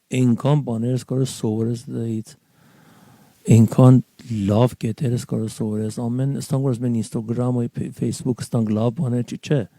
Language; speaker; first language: Armenian; native; Armenian